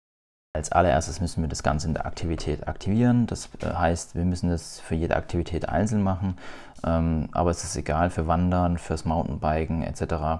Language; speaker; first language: German; native; German